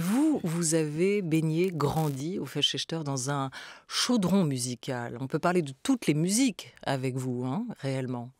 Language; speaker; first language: French; native; French